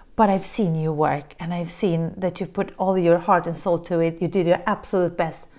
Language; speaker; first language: English; early bilingual, other home language; Polish